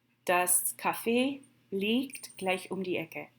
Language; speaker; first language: German; non-native, fluent; English